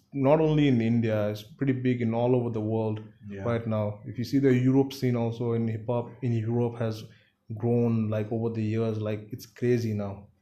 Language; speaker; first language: English; non-native, local second language; Bangla